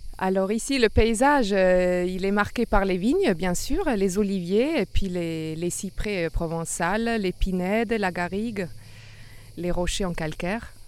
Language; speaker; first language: French; non-native, local second language; Swiss German